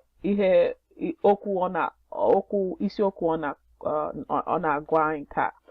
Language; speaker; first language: Igbo; non-native, learner; English